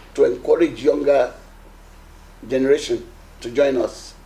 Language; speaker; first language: English; non-native, local second language; Yoruba